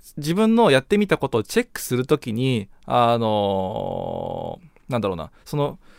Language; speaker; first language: Japanese; native; Japanese